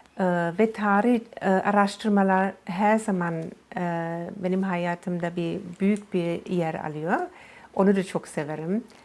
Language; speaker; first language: Turkish; non-native, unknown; German